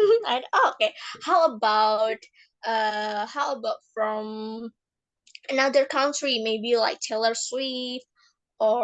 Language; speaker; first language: English; non-native, fluent; Indonesian